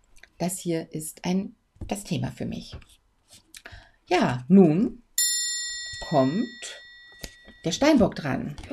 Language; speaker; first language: German; native; German